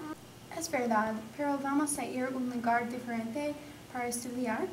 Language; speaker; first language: Spanish; non-native, learner; English